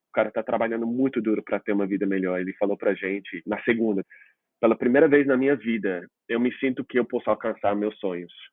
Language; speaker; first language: Portuguese; non-native, fluent; English